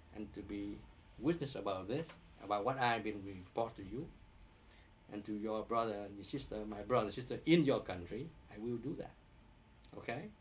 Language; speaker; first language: English; non-native, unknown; Vietnamese